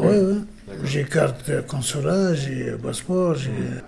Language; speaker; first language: French; non-native, learner; Arabic